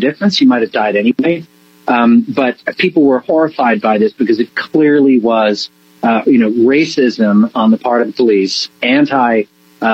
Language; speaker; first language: English; native; English